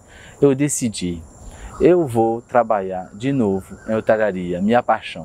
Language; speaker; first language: Portuguese; non-native, fluent; French